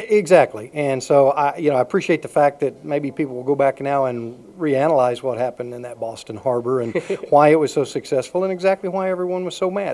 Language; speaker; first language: English; native; English